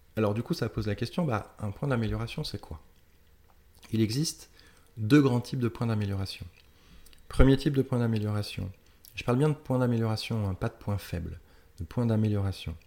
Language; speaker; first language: French; native; French